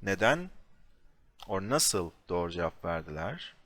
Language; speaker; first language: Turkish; non-native, fluent; English